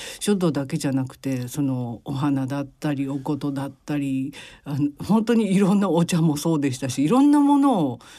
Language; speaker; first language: Japanese; native; Japanese